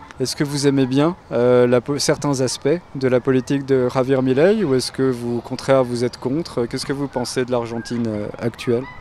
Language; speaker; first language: French; native; French